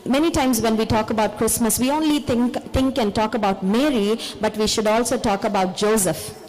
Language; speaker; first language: English; non-native, local second language; Telugu